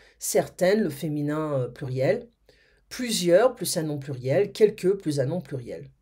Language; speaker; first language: French; native; French